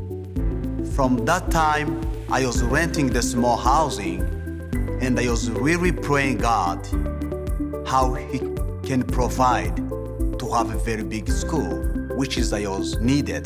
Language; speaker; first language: English; non-native, local second language; Kinyarwanda